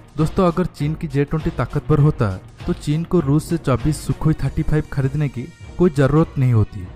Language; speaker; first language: Hindi; native; Hindi